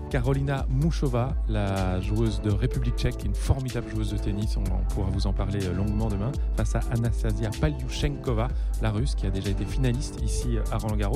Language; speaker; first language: French; native; French